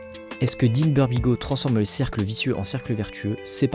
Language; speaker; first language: French; native; French